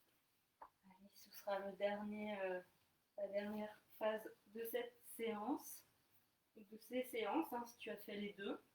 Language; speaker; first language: French; native; French